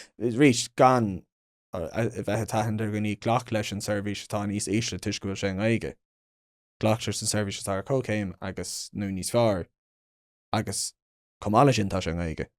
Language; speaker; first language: Irish; non-native, local second language; English